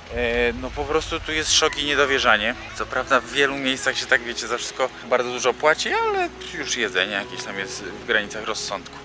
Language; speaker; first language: Polish; native; Polish